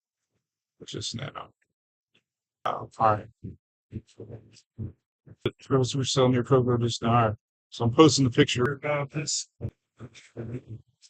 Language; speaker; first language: English; native; English